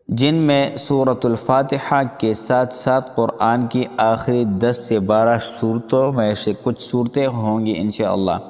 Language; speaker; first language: Urdu; non-native, local second language; Pashto